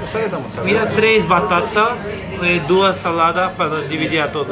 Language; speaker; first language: Spanish; non-native, learner; Japanese